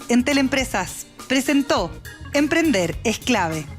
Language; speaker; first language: Spanish; native; Spanish